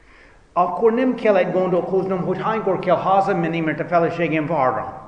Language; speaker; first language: Hungarian; non-native, fluent; English